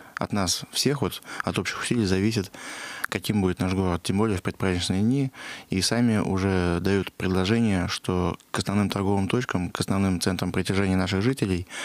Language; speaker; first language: Russian; native; Russian